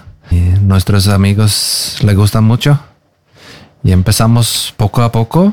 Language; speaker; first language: Spanish; non-native, learner; Norwegian